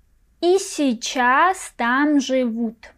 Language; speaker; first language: Russian; non-native, fluent; Persian